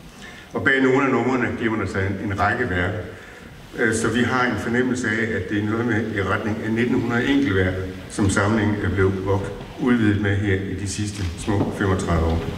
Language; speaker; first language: Danish; native; Danish